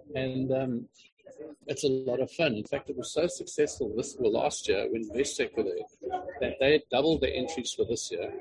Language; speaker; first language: English; native; English